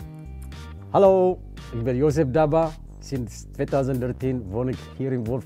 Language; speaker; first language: Dutch; non-native, learner; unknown